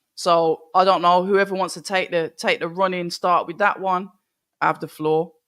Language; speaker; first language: English; native; English